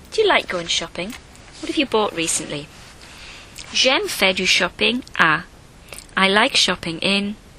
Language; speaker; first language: English; native; English